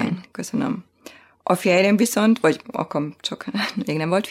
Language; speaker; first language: Hungarian; non-native, fluent; German